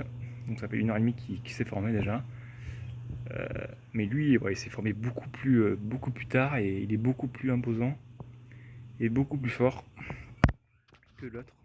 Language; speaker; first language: French; native; French